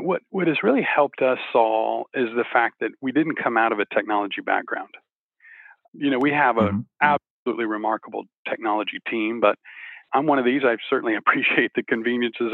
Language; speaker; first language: English; native; English